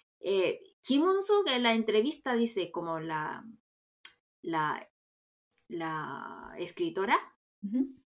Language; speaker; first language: Spanish; non-native, fluent; Korean